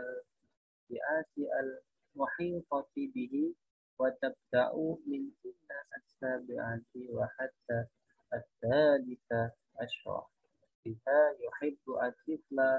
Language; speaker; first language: Arabic; non-native, learner; Indonesian